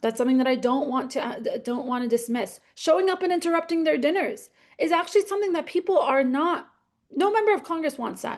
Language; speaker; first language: English; native; English